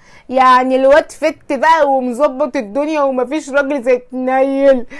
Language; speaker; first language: Arabic; native; Arabic